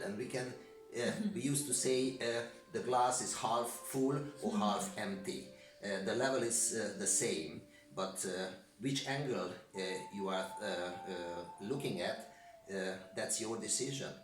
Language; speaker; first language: English; non-native, learner; Hungarian